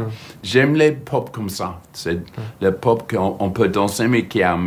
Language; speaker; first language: French; non-native, fluent; English